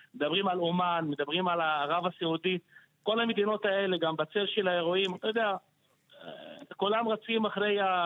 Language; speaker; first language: Hebrew; non-native, local second language; Arabic